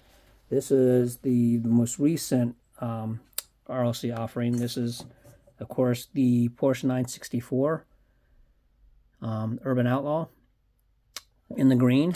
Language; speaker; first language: English; native; English